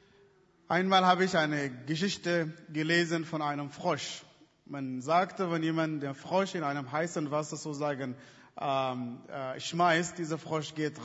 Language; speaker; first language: German; non-native, fluent; Arabic